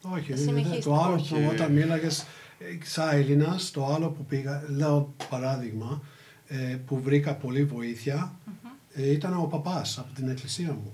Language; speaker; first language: Greek; early bilingual, heritage; English